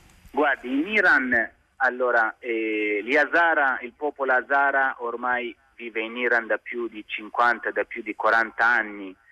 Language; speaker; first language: Italian; non-native, fluent; Hazaragi